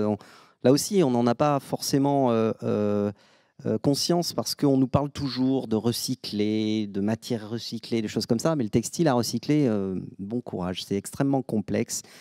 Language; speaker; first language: French; native; French